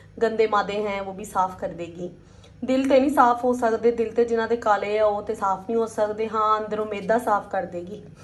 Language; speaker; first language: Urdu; native; Urdu